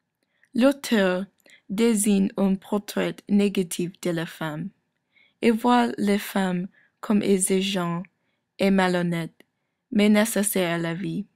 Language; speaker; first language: French; non-native, learner; English